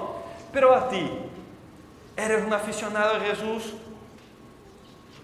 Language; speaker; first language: Spanish; non-native, fluent; Portuguese